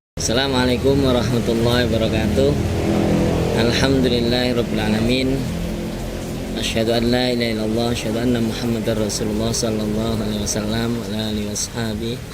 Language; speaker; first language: Indonesian; native; Indonesian